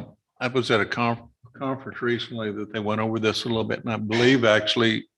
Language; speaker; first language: English; native; English